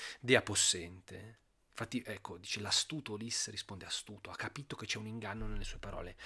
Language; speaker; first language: Italian; native; Italian